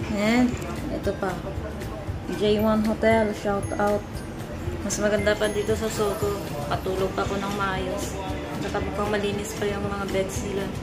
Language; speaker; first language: Filipino; non-native, local second language; Hiligaynon